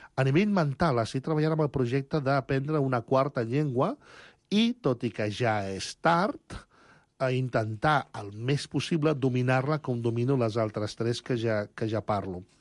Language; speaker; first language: Catalan; early bilingual, other home language; Spanish